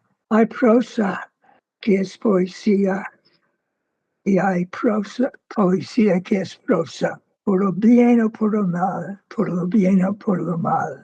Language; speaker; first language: Spanish; non-native, fluent; English